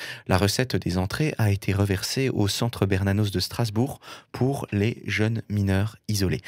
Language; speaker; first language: French; native; French